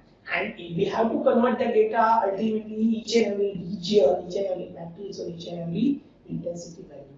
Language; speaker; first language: English; non-native, local second language; Gujarati